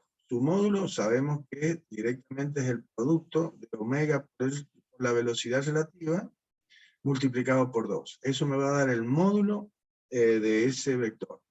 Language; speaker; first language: Spanish; native; Spanish